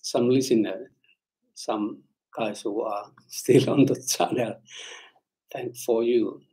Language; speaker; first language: English; non-native, learner; Finnish